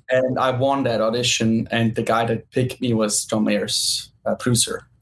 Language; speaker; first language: English; non-native, fluent; German